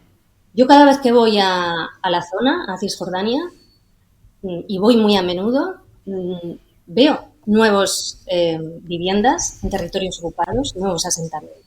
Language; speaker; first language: Spanish; native; Spanish